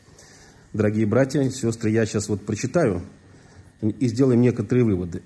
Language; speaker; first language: Russian; native; Russian